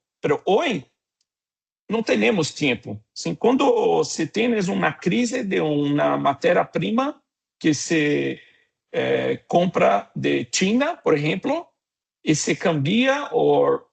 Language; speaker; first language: Portuguese; non-native, fluent; Spanish